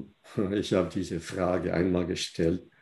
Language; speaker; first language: German; non-native, fluent; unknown